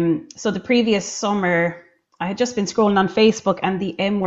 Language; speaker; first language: English; native; English